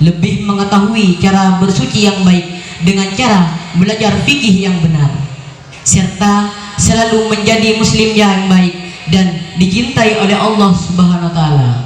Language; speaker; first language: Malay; non-native, local second language; Madurese